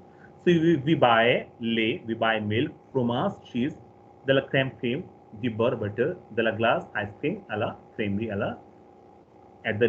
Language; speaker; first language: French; non-native, fluent; Hindi